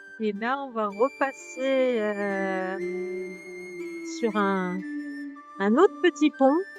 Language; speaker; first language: French; native; French